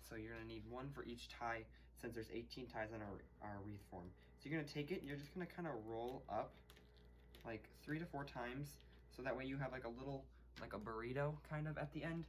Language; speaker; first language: English; native; English